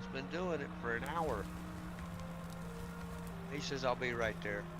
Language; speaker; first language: English; native; English